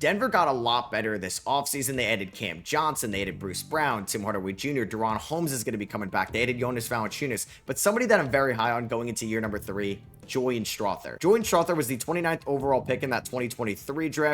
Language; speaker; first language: English; native; English